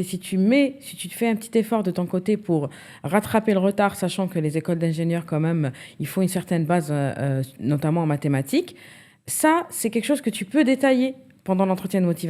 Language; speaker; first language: French; native; French